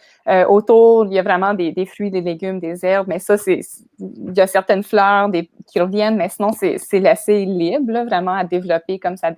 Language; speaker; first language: French; native; French